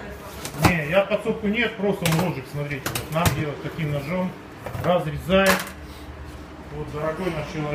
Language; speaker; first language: Russian; native; Russian